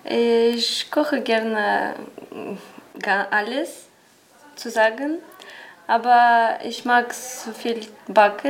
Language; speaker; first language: German; non-native, learner; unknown